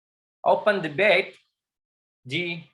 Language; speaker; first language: English; non-native, learner; Indonesian